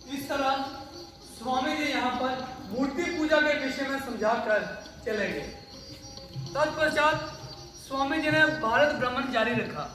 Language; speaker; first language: Hindi; non-native, local second language; Dogri